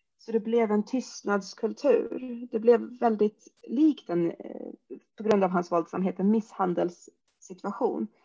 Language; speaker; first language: Swedish; early bilingual, other home language; Arabic